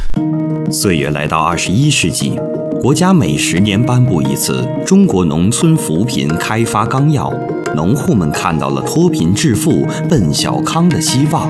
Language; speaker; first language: Chinese; native; Chinese